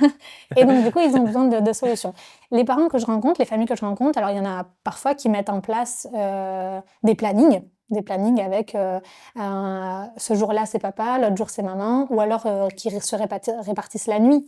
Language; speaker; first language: French; native; French